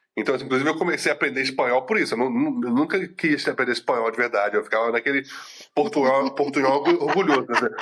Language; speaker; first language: Portuguese; native; Portuguese